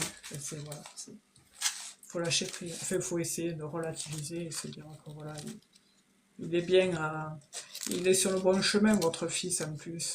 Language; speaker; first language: French; native; French